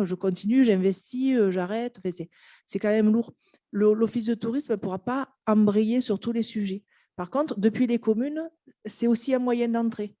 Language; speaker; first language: French; native; French